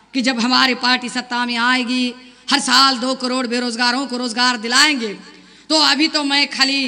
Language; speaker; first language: Hindi; non-native, local second language; Marathi